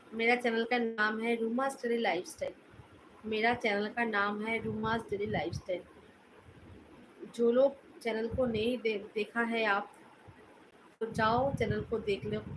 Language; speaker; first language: Hindi; non-native, local second language; Bangla